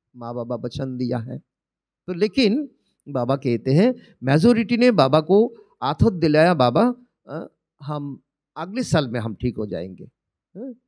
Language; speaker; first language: Hindi; non-native, local second language; Bangla